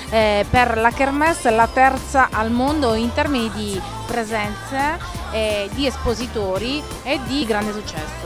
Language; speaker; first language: Italian; native; Italian